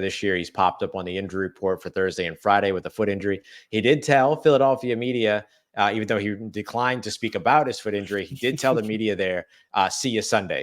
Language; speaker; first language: English; native; English